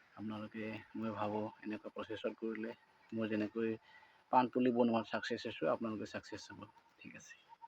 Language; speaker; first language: Assamese; non-native, local second language; Karbi